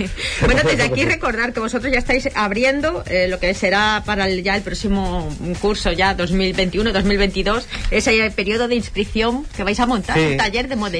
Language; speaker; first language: Spanish; native; Spanish